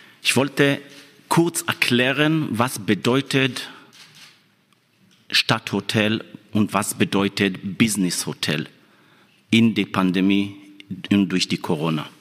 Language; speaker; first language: German; non-native, fluent; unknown